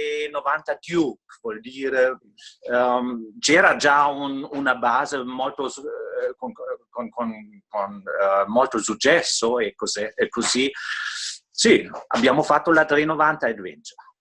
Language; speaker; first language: Italian; non-native, fluent; German